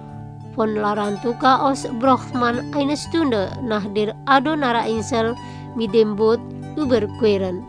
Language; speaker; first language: German; non-native, fluent; Indonesian